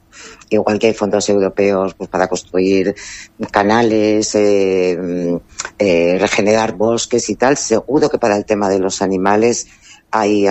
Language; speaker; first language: Spanish; native; Spanish